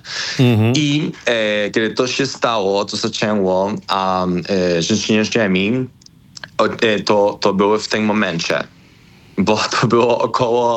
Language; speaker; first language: Polish; non-native, learner; Spanish